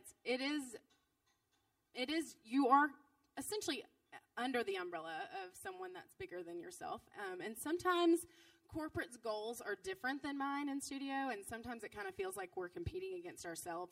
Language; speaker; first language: English; native; English